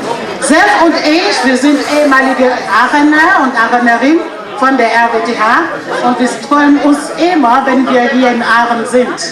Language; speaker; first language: German; non-native, fluent; French